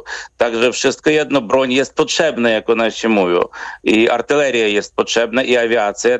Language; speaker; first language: Polish; non-native, fluent; Ukrainian